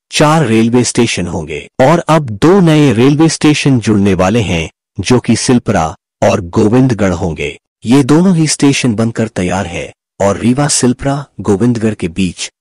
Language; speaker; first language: Hindi; native; Hindi